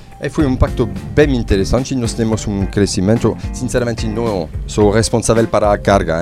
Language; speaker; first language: Portuguese; non-native, fluent; French